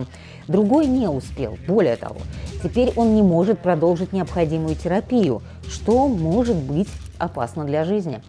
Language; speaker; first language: Russian; native; Russian